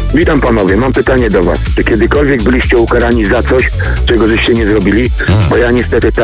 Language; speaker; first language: Polish; native; Polish